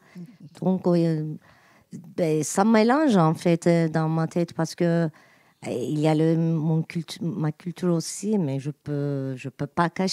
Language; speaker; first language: French; non-native, learner; Turkish